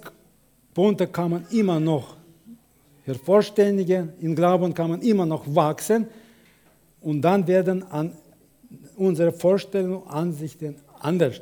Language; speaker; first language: German; non-native, fluent; Russian